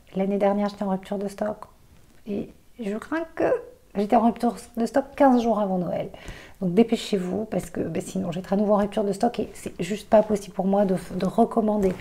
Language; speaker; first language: French; native; French